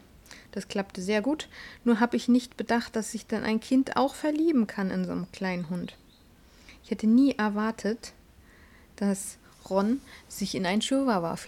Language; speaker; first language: German; native; German